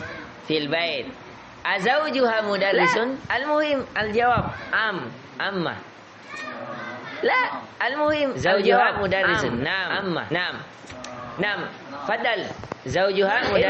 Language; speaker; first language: Arabic; non-native, fluent; Indonesian